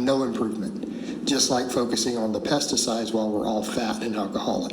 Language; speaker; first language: English; native; English